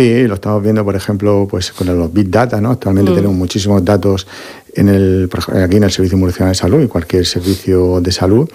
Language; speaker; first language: Spanish; native; Spanish